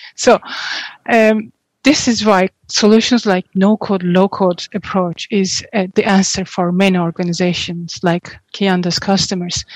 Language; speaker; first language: English; non-native, fluent; Turkish